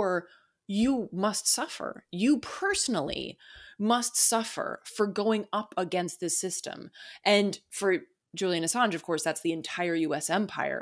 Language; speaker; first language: English; native; English